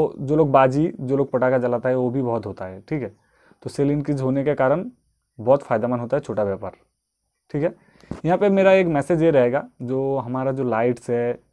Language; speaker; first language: Hindi; non-native, local second language; Bangla